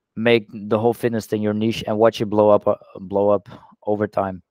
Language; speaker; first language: English; non-native, fluent; Dutch